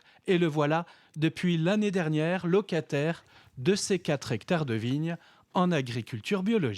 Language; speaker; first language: French; native; French